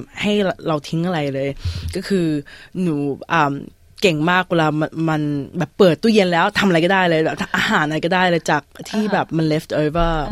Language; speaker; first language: Thai; early bilingual, heritage; Thai